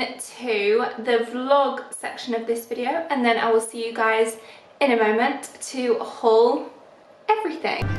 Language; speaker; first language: English; native; English